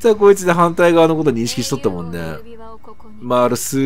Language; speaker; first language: Japanese; native; Japanese